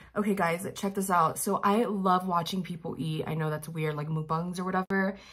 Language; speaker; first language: English; early bilingual, other home language; Spanish